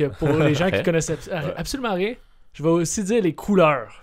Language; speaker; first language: French; native; French